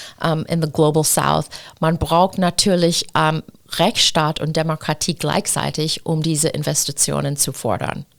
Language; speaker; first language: German; non-native, fluent; English